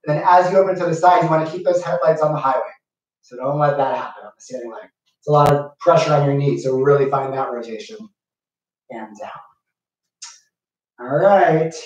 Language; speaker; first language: English; native; English